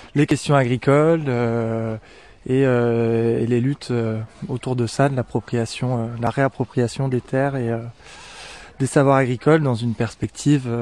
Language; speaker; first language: French; native; French